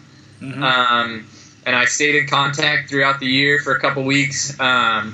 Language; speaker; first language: English; native; English